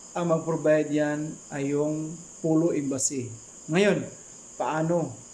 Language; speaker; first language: Filipino; non-native, local second language; Cebuano